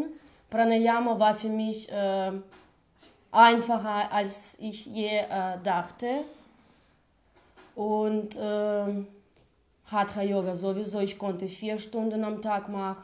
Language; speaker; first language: German; non-native, fluent; Russian